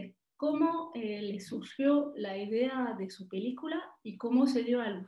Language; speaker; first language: Spanish; non-native, fluent; French